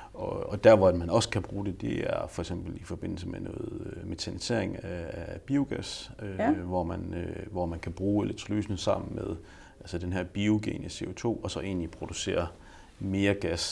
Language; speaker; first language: Danish; native; Danish